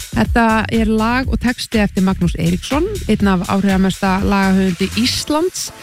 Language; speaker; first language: Icelandic; native; Icelandic